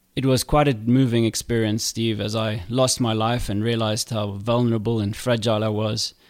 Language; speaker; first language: English; native; English